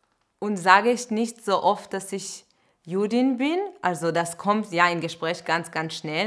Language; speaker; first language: German; non-native, fluent; Hebrew